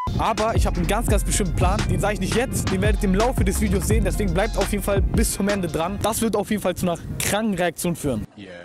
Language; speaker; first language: German; early bilingual, other home language; Turkish